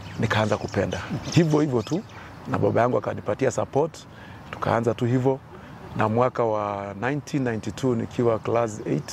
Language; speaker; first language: Swahili; non-native, local second language; Kalenjin